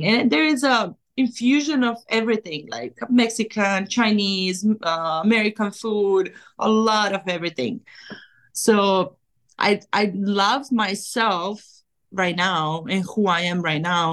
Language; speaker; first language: English; non-native, fluent; Serbian